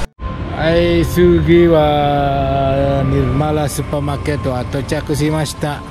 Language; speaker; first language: Japanese; non-native, learner; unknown